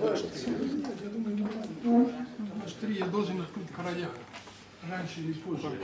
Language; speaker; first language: Russian; non-native, learner; Serbian